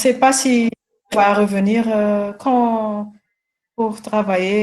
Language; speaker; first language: French; non-native, local second language; Malagasy